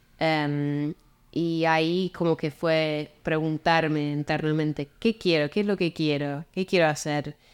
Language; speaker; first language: Spanish; non-native, fluent; English